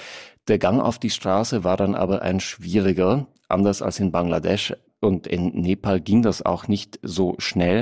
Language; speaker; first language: German; native; German